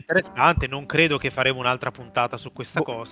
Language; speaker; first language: Italian; native; Italian